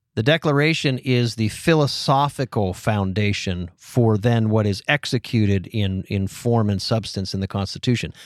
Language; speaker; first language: English; native; English